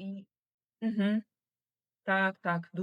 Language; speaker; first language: Polish; non-native, learner; Italian